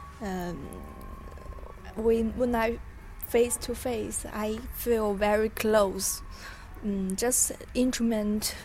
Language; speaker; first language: English; non-native, learner; Chinese